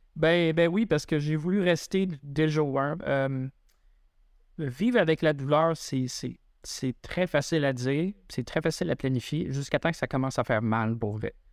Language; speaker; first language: French; native; French